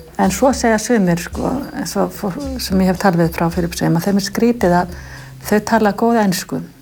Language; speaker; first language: Icelandic; native; Icelandic